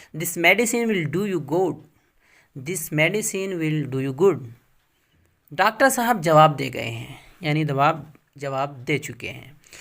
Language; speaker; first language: Urdu; native; Urdu